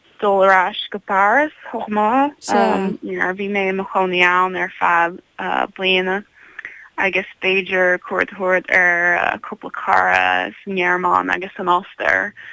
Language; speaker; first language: Irish; non-native, learner; English